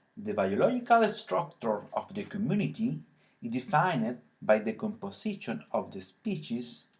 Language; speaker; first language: English; non-native, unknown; Spanish